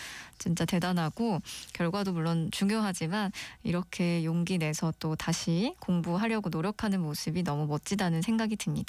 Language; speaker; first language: Korean; native; Korean